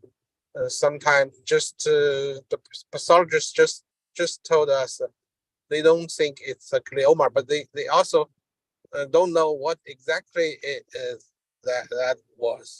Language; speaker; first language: English; non-native, learner; Chinese